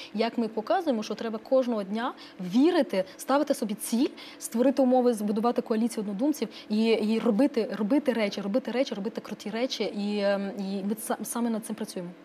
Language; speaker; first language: Ukrainian; non-native, local second language; Romanian